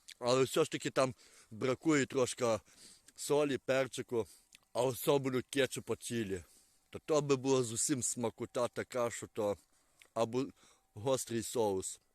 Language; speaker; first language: Ukrainian; native; Ukrainian